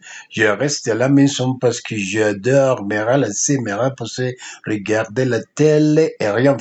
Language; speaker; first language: French; non-native, fluent; Spanish